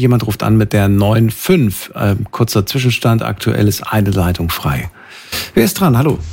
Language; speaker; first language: German; native; German